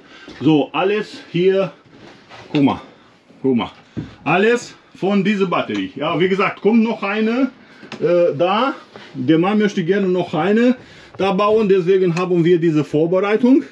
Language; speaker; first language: German; non-native, learner; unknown